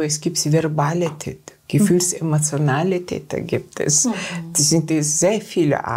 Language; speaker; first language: German; non-native, learner; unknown